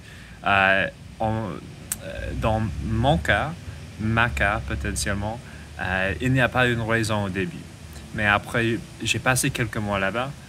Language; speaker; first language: French; non-native, learner; English